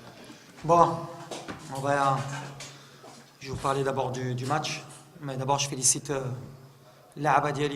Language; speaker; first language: French; native; French